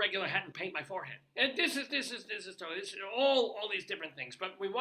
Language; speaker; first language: English; native; English